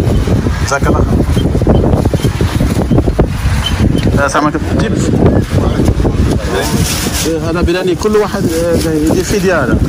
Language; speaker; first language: Arabic; non-native, learner; French